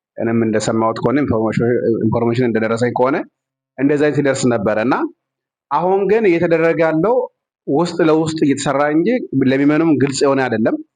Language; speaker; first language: Amharic; non-native, local second language; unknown